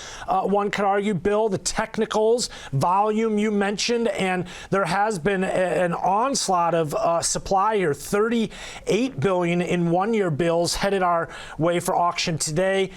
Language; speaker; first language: English; native; English